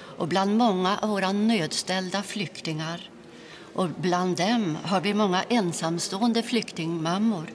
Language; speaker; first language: Swedish; native; Swedish